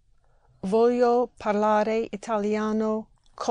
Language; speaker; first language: Italian; non-native, learner; English